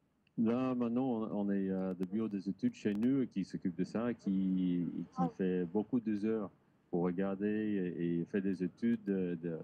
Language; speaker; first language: French; non-native, learner; English